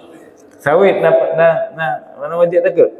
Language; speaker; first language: Arabic; non-native, fluent; Indonesian